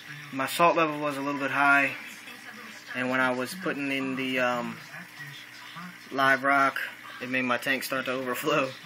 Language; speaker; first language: English; native; English